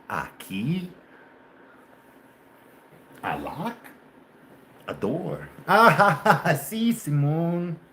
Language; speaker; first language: Spanish; non-native, learner; English